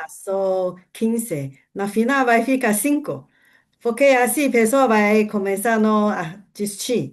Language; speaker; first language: Portuguese; non-native, learner; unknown